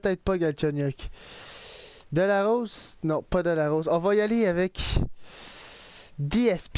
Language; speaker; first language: French; native; French